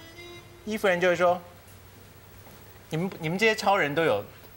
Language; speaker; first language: Chinese; native; Chinese